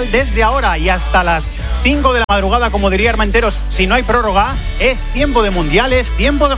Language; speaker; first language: Spanish; native; Spanish